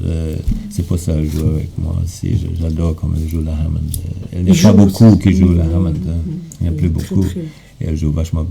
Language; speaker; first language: French; non-native, fluent; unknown